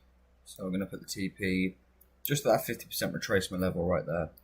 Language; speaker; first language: English; native; English